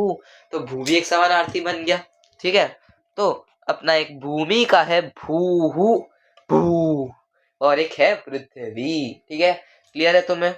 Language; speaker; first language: Hindi; non-native, local second language; Marathi